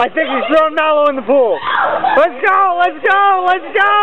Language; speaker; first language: English; native; English